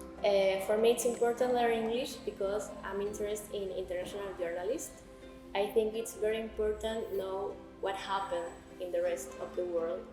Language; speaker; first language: English; non-native, learner; Spanish